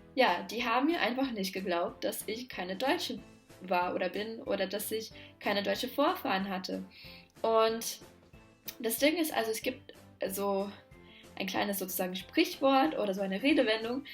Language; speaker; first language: German; non-native, fluent; Latvian